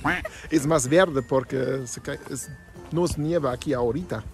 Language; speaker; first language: Spanish; non-native, learner; German